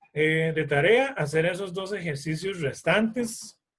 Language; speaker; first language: Spanish; native; Spanish